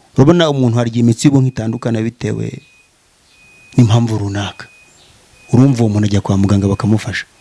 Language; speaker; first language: Kinyarwanda; early bilingual, heritage; Kinyarwanda